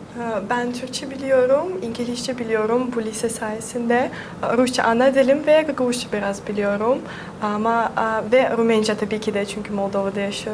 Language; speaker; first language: Turkish; non-native, fluent; Russian